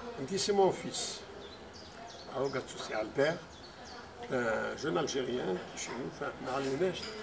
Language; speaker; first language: French; non-native, local second language; Arabic